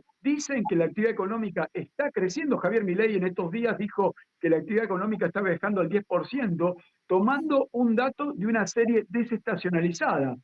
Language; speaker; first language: Spanish; native; Spanish